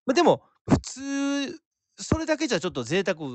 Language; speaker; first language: Japanese; native; Japanese